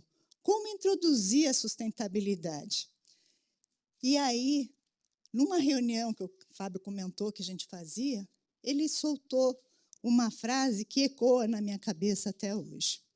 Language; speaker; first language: Portuguese; native; Portuguese